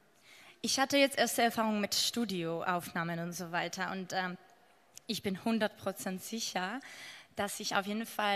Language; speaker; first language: German; non-native, fluent; Georgian